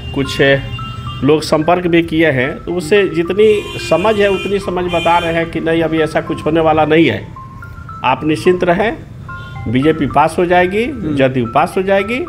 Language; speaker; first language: Hindi; native; Hindi